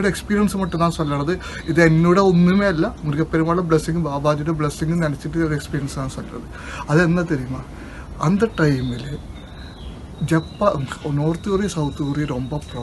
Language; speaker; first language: Tamil; non-native, learner; Malayalam